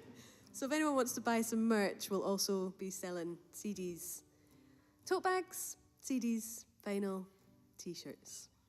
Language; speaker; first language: English; native; English